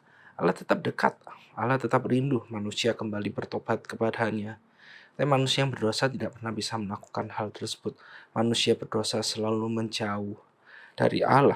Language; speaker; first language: Indonesian; native; Indonesian